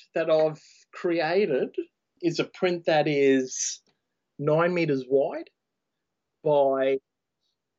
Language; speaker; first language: English; native; English